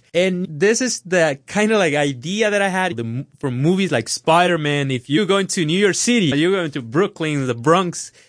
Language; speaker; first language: English; non-native, fluent; Spanish